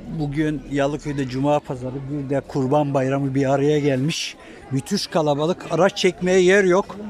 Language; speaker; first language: Turkish; native; Turkish